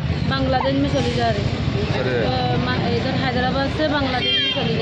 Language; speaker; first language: Hindi; non-native, learner; Rohingya